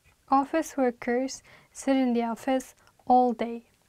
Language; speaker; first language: English; non-native, fluent; Turkish